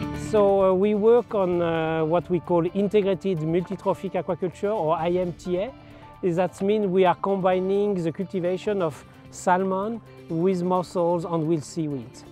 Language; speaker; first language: English; non-native, fluent; French